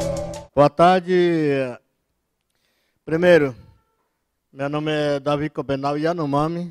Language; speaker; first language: Portuguese; non-native, local second language; Yanomámi